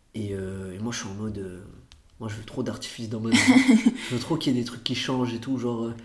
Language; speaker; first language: French; early bilingual, other home language; Portuguese